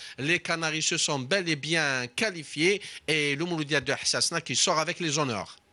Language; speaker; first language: French; non-native, local second language; Arabic